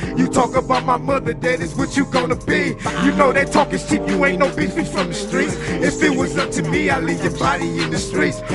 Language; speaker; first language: English; native; English